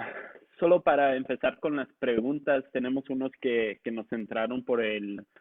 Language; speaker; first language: Spanish; non-native, local second language; English